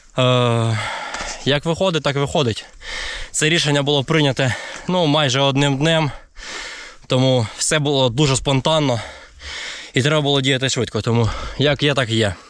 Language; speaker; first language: Ukrainian; non-native, local second language; Russian